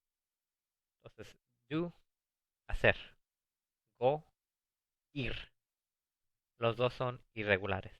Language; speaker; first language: Spanish; early bilingual, heritage; English